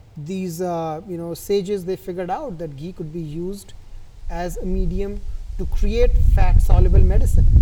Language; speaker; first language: English; non-native, local second language; Hindi